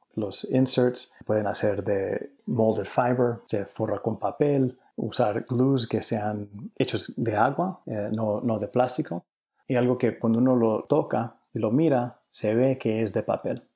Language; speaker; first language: Spanish; native; Spanish